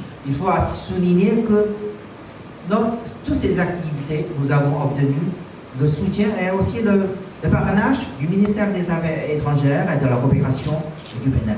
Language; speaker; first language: French; non-native, fluent; Chinese